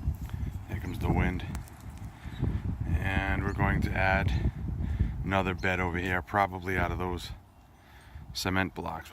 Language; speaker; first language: English; native; English